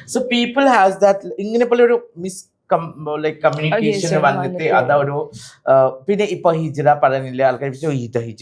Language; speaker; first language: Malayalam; non-native, local second language; Assamese